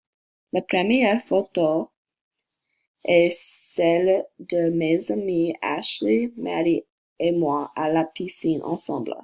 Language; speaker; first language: French; non-native, learner; English